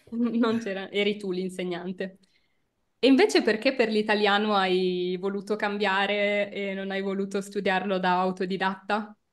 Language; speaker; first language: Italian; native; Italian